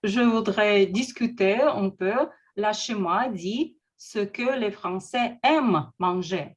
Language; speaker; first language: French; non-native, learner; Russian